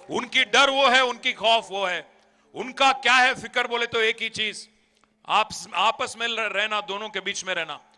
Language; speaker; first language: Hindi; non-native, local second language; Telugu